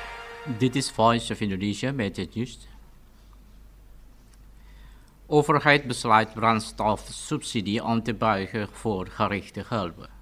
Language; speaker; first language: Dutch; non-native, fluent; Indonesian